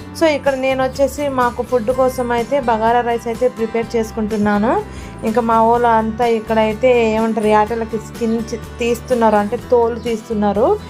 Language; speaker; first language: Telugu; non-native, local second language; Lambadi